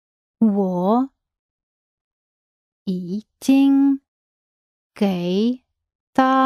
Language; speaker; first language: Chinese; non-native, learner; English